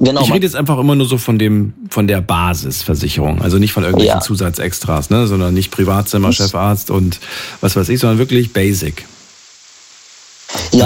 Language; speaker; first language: German; native; German